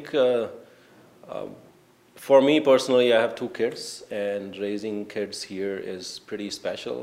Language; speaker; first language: English; non-native, local second language; Punjabi